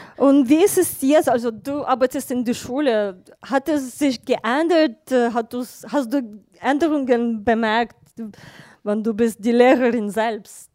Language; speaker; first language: German; non-native, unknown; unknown